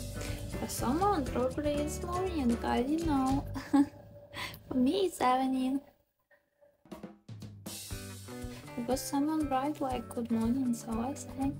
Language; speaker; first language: English; non-native, learner; Ukrainian